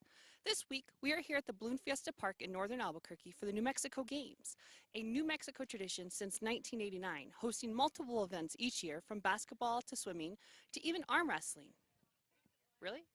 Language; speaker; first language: English; native; English